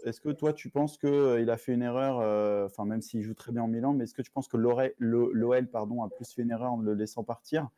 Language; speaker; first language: French; native; French